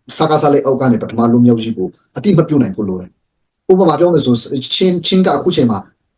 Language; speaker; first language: Burmese; non-native, local second language; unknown